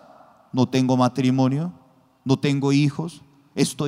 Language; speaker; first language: Spanish; non-native, learner; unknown